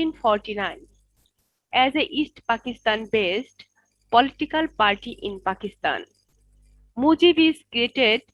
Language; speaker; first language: English; non-native, local second language; Bangla